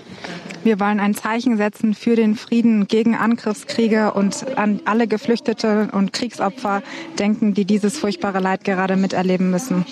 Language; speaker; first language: German; native; German